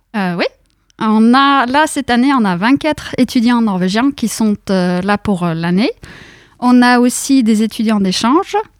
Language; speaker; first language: French; non-native, fluent; Norwegian